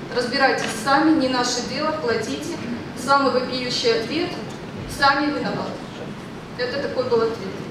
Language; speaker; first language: Russian; native; Russian